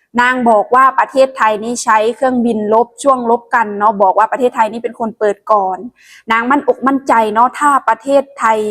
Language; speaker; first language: Thai; non-native, local second language; Northeastern Thai